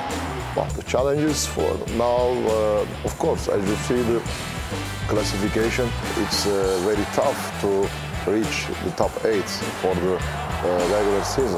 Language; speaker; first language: English; non-native, learner; Turkish